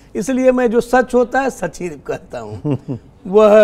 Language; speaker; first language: Hindi; native; Hindi